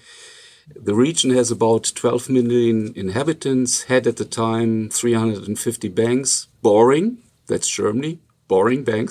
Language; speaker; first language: English; non-native, fluent; Luxembourgish